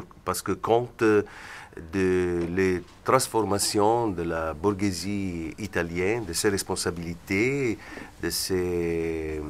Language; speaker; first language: French; non-native, fluent; Italian